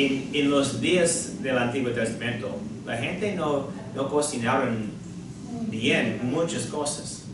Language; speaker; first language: Spanish; non-native, fluent; English